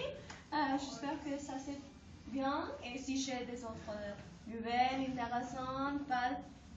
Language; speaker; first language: French; non-native, learner; Spanish